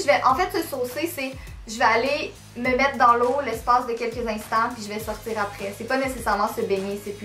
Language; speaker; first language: French; native; French